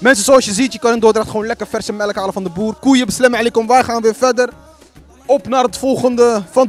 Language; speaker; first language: Dutch; early bilingual, other home language; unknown